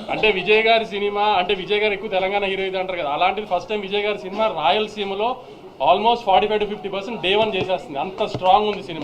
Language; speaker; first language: Telugu; native; Telugu